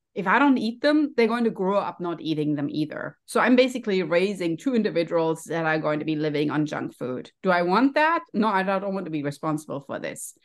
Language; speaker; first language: English; non-native, fluent; German